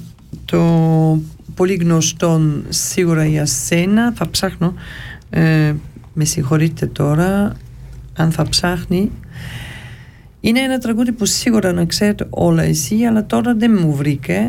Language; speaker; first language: Greek; early bilingual, heritage; Greek